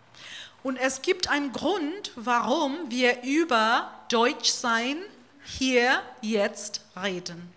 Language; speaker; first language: German; non-native, fluent; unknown